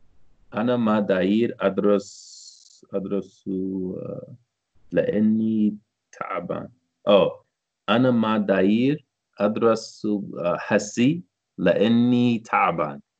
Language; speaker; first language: Arabic; non-native, learner; English